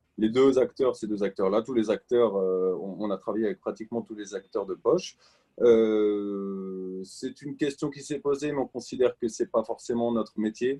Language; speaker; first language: French; native; French